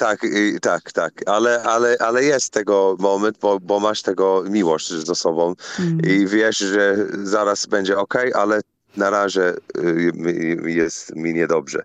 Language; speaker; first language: Polish; non-native, learner; English